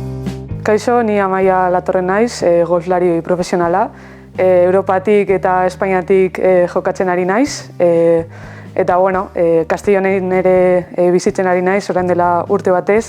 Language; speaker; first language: Basque; non-native, local second language; Spanish